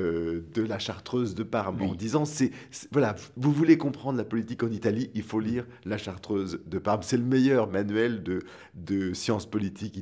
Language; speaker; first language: French; native; French